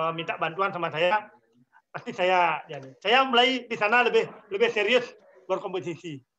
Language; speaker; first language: Indonesian; native; Indonesian